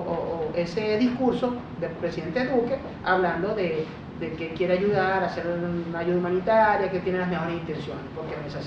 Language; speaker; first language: Spanish; native; Spanish